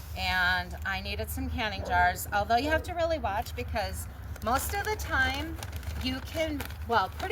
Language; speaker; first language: English; native; English